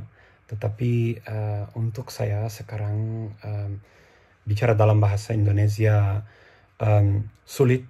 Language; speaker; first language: Indonesian; non-native, learner; English